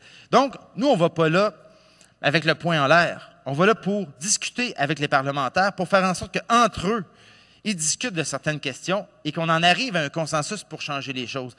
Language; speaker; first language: French; native; French